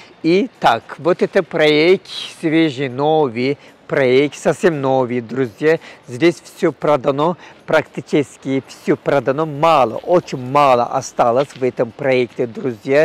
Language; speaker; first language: Russian; non-native, learner; Turkish